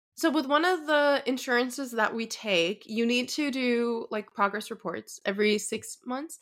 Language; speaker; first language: English; early bilingual, other home language; Arabic